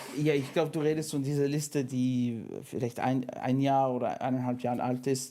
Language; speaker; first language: German; non-native, fluent; English